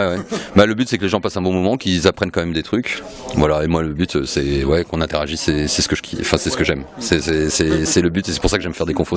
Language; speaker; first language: French; native; French